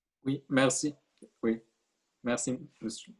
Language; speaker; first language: French; non-native, fluent; Chinese